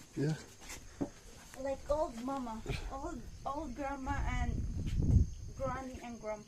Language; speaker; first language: English; non-native, local second language; Cebuano